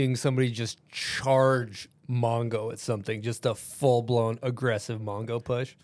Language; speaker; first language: English; native; English